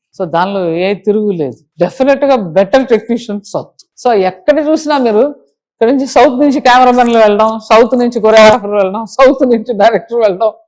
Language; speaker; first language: Telugu; native; Telugu